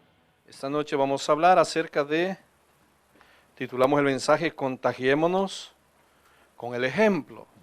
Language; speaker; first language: Spanish; native; Spanish